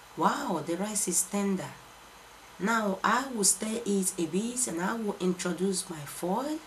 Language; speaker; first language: English; non-native, local second language; Igbo